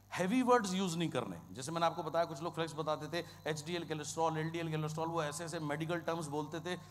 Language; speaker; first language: Hindi; non-native, local second language; Kannada